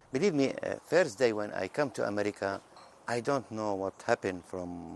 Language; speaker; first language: English; non-native, learner; Arabic